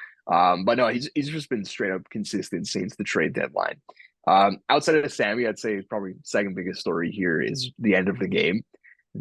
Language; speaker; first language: English; native; English